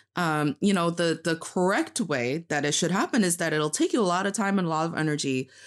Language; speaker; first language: English; non-native, fluent; Chinese